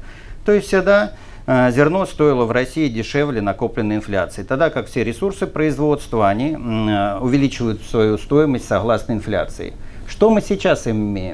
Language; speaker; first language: Russian; native; Russian